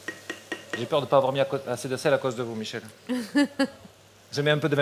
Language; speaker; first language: French; native; French